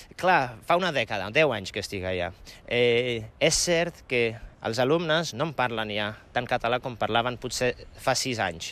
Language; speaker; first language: Catalan; non-native, fluent; Polish